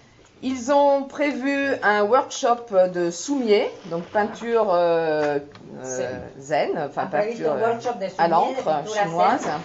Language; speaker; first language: French; native; French